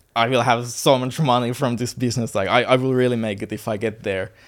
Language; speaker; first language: English; non-native, fluent; Finnish